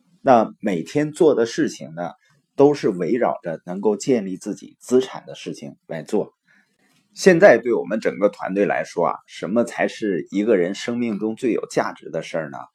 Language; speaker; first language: Chinese; native; Chinese